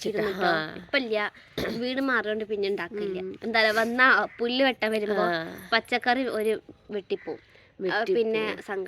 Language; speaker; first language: Malayalam; early bilingual, other home language; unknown